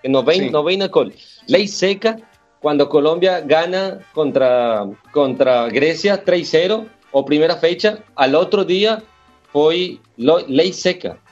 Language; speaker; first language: Portuguese; non-native, learner; Spanish